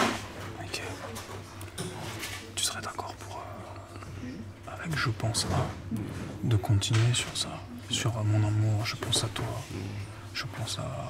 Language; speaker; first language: French; native; French